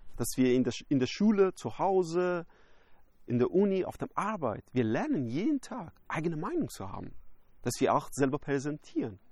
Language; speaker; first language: German; non-native, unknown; Persian